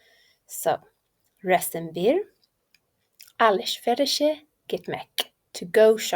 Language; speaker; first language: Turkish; non-native, learner; English